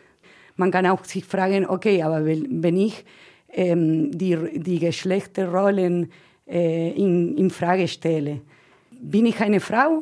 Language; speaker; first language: German; non-native, fluent; Spanish